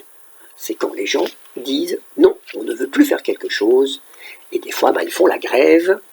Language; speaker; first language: French; native; French